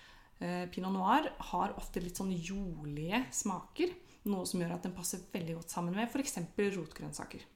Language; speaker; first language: Norwegian; native; Norwegian